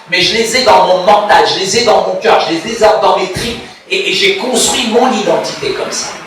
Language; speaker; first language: French; early bilingual, other home language; Arabic